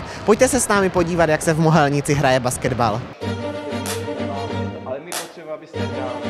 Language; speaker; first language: Czech; native; Czech